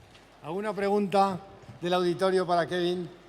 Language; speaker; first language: Spanish; native; Spanish